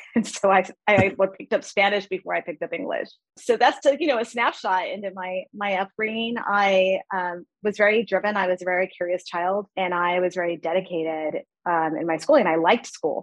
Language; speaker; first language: English; early bilingual, other home language; Spanish